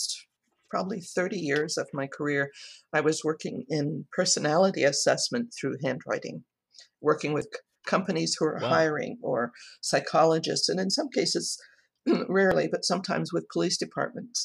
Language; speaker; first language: English; native; English